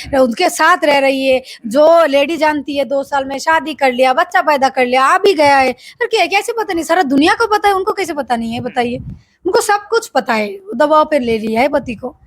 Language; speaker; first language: Hindi; non-native, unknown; Bangla